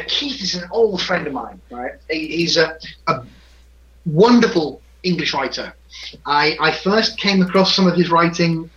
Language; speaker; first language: English; native; English